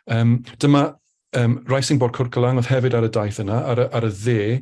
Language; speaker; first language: Welsh; native; Welsh